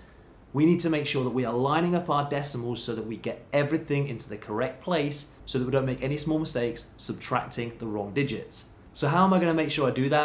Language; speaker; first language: English; native; English